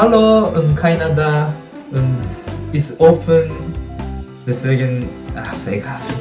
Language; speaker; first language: German; non-native, learner; Japanese